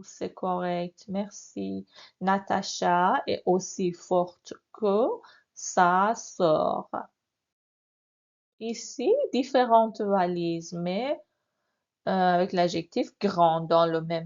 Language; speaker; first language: French; non-native, fluent; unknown